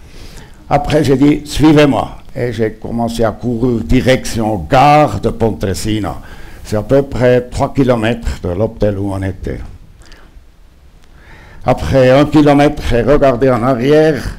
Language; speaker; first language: French; non-native, local second language; German